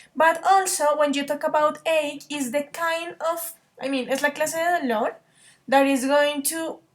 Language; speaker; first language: English; non-native, fluent; Spanish